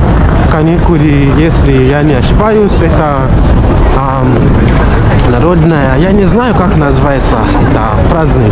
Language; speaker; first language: Russian; non-native, fluent; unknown